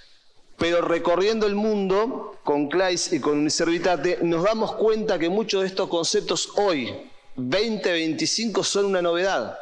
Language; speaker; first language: Spanish; native; Spanish